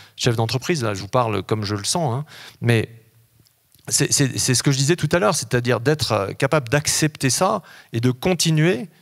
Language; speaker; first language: French; native; French